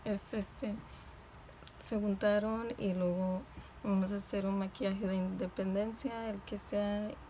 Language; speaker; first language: Spanish; early bilingual, heritage; Spanish